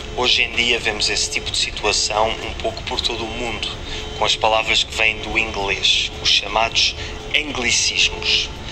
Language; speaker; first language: Portuguese; native; Portuguese